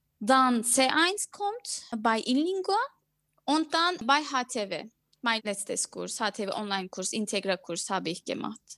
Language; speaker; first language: German; non-native, learner; Turkish